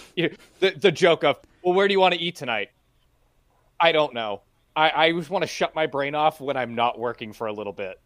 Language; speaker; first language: English; native; English